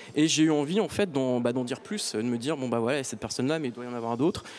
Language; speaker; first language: French; native; French